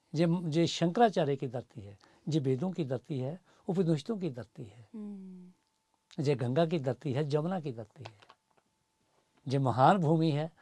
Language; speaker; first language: Hindi; native; Hindi